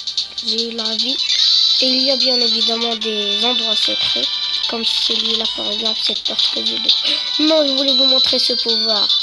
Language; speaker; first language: French; native; French